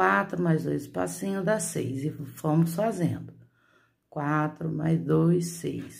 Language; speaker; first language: Portuguese; native; Portuguese